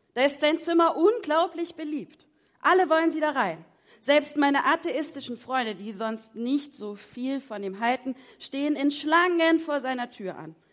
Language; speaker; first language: German; native; German